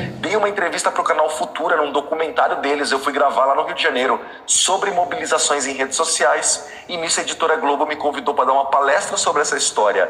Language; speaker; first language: Portuguese; native; Portuguese